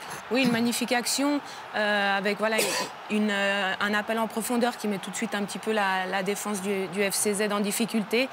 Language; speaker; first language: French; native; French